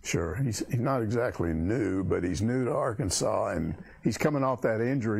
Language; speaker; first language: English; native; English